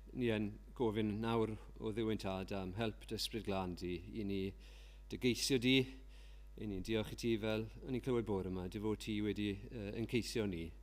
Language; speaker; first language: Welsh; native; Welsh